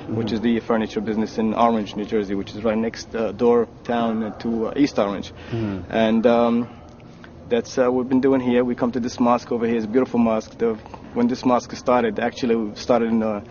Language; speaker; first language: English; non-native, fluent; Arabic